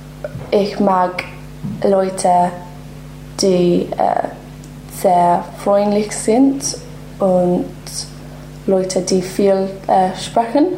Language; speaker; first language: German; non-native, learner; English